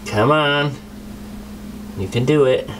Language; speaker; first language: English; native; English